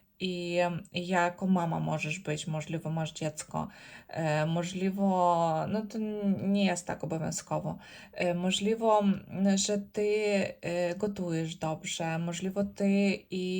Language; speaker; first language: Polish; non-native, learner; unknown